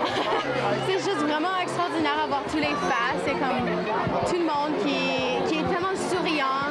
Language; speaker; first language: French; non-native, local second language; English